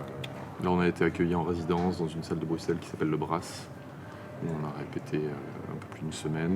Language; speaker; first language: French; native; French